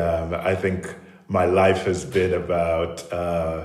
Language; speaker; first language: English; non-native, local second language; Krio